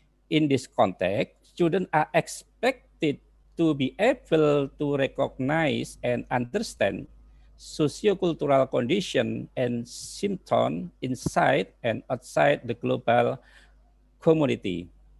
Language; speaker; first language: English; non-native, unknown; Indonesian